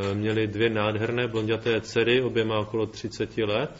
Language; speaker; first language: Czech; native; Czech